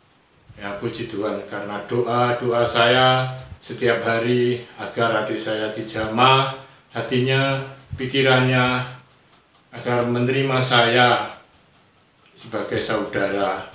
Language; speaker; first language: Indonesian; non-native, local second language; Javanese